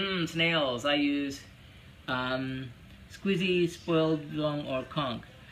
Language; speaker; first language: English; early bilingual, other home language; Spanish